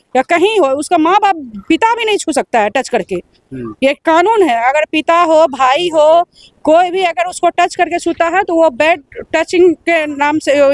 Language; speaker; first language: Hindi; native; Hindi